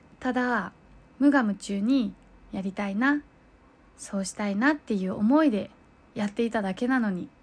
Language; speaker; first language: Japanese; early bilingual, other home language; Chinese